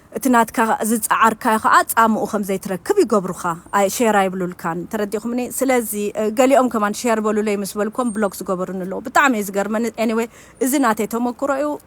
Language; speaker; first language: Tigrinya; early bilingual, heritage; German